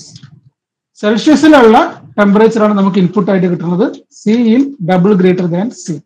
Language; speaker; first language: Malayalam; native; Malayalam